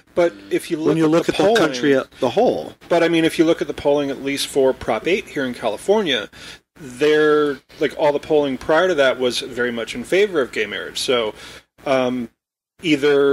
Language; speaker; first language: English; native; English